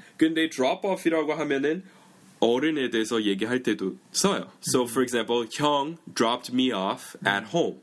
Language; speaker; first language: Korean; non-native, fluent; English